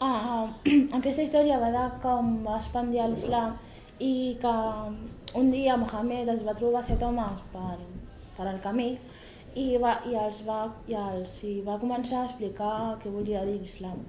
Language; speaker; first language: Catalan; early bilingual, other home language; Arabic